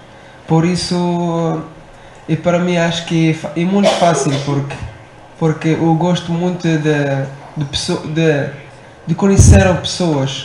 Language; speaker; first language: Portuguese; non-native, learner; Arabic